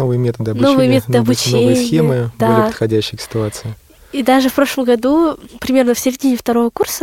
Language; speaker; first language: Russian; native; Russian